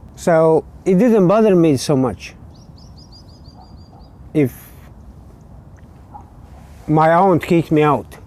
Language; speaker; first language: English; non-native, learner; Latvian